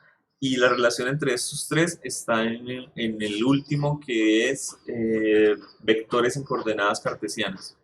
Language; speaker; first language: Spanish; native; Spanish